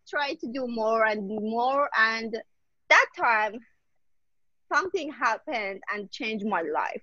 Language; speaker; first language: English; non-native, learner; Persian